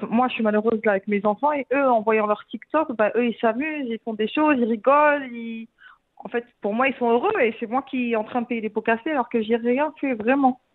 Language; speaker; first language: French; early bilingual, other home language; Arabic